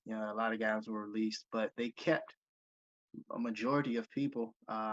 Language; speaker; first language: English; native; English